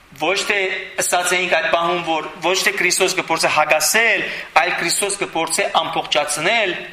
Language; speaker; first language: Armenian; early bilingual, heritage; Armenian